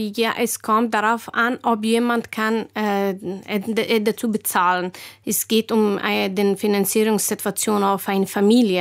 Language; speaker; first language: German; non-native, learner; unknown